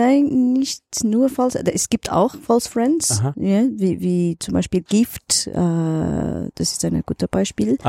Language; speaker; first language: German; non-native, learner; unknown